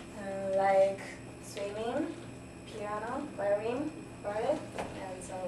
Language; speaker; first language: English; non-native, learner; Japanese